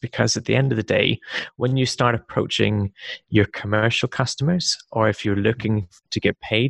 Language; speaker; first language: English; native; English